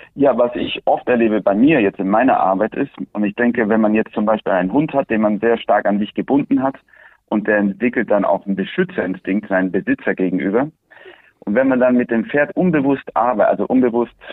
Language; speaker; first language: German; early bilingual, other home language; Spanish